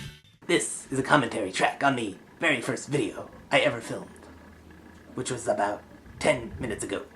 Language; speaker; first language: English; native; English